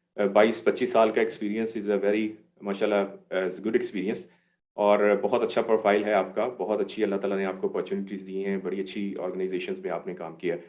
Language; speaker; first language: Urdu; native; Urdu